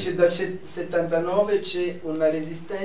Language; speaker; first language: Italian; non-native, fluent; Arabic